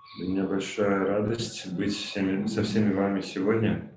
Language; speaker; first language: Russian; native; Russian